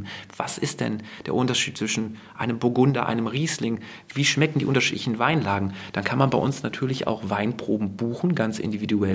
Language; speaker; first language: German; native; German